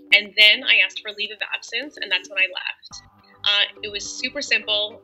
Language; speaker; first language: English; native; English